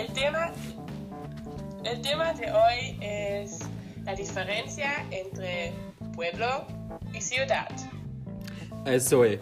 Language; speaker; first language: Spanish; non-native, learner; German